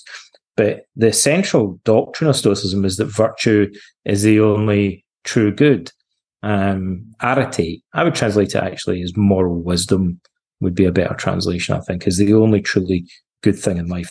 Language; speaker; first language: English; native; English